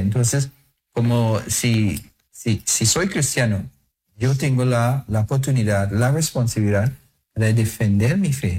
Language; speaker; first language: Spanish; non-native, fluent; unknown